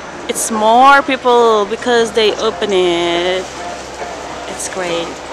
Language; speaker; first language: English; non-native, fluent; Indonesian